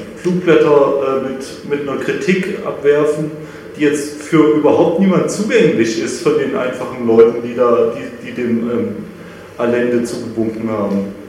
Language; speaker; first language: German; native; German